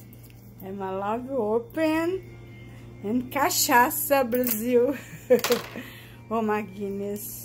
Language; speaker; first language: English; non-native, learner; Portuguese